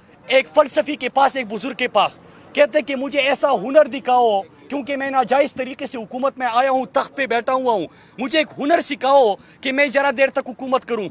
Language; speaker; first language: Urdu; native; Urdu